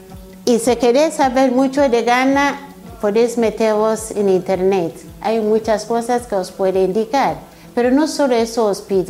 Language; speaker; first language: Spanish; non-native, fluent; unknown